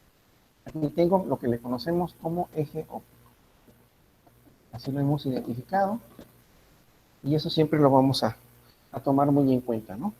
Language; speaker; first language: Spanish; native; Spanish